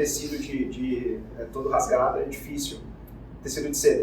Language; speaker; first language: Portuguese; native; Portuguese